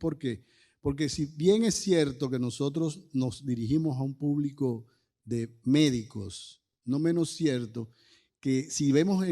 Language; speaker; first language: Spanish; native; Spanish